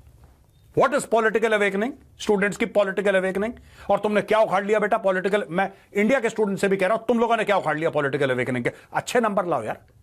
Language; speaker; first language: Hindi; native; Hindi